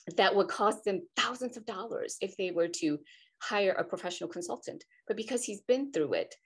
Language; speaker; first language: English; native; English